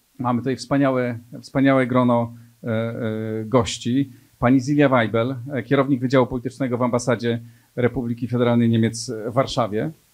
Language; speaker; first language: Polish; native; Polish